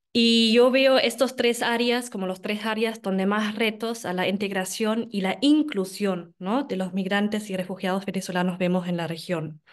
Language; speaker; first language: Spanish; non-native, fluent; German